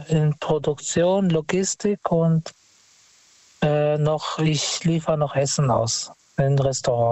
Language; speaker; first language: German; non-native, fluent; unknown